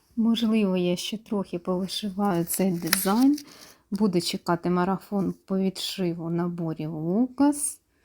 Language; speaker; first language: Ukrainian; non-native, local second language; Russian